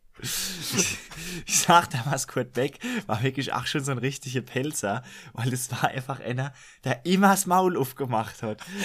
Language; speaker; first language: German; native; German